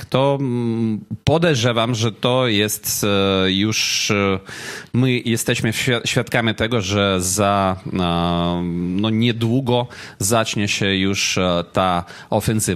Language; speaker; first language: Polish; non-native, fluent; Ukrainian